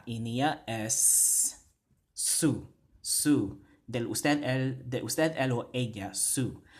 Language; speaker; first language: Spanish; non-native, fluent; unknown